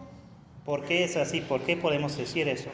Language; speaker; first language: Spanish; non-native, fluent; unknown